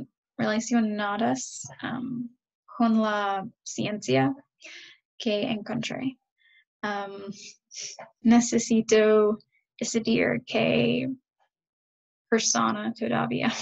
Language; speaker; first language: Spanish; non-native, learner; English